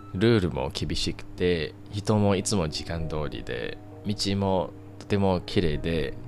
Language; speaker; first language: Japanese; non-native, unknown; Chinese